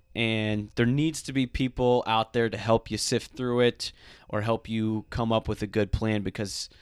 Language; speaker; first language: English; native; English